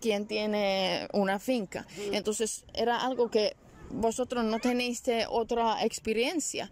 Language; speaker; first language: Spanish; non-native, learner; Finnish